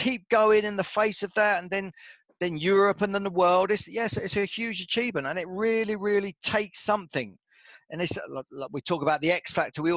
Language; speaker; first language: English; native; English